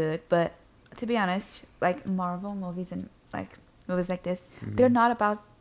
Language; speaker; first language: English; non-native, fluent; Portuguese